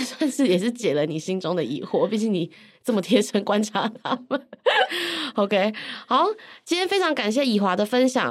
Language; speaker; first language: Chinese; native; Chinese